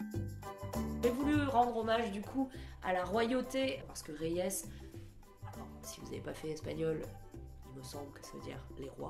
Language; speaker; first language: French; native; French